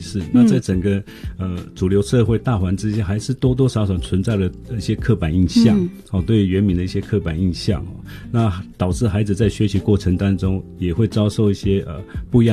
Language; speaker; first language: Chinese; non-native, local second language; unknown